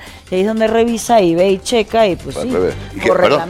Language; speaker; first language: Spanish; native; Spanish